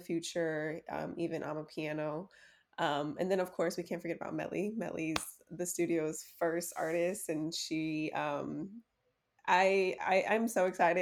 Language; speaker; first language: English; native; English